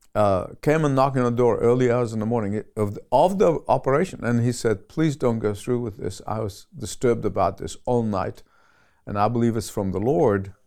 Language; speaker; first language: English; non-native, fluent; Arabic